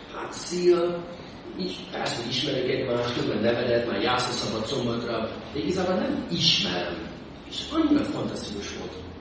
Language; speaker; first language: Hungarian; non-native, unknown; English